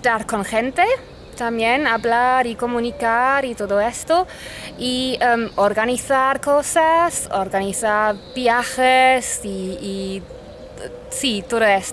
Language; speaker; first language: Spanish; non-native, fluent; German